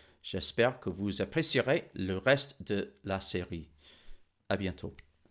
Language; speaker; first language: French; non-native, fluent; English